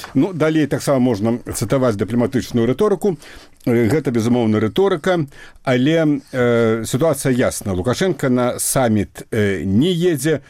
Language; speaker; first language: Belarusian; native; Belarusian